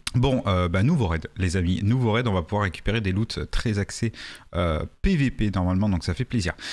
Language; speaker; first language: French; native; French